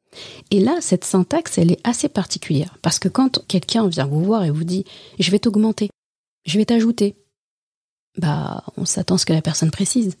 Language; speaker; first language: French; native; French